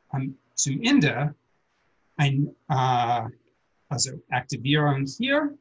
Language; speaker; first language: German; non-native, learner; English